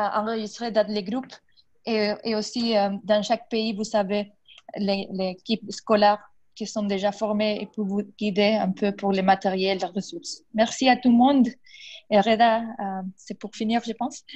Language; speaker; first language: French; non-native, fluent; Spanish